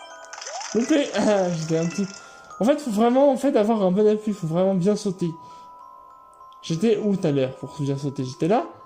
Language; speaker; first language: French; native; French